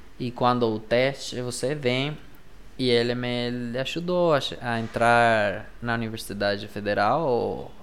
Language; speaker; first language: Portuguese; non-native, fluent; Spanish